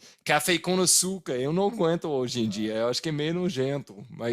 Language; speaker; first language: Portuguese; non-native, fluent; English